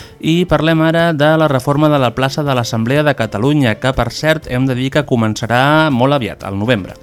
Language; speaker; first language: Catalan; native; Catalan